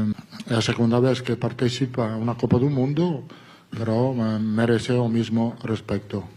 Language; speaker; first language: Portuguese; non-native, learner; Italian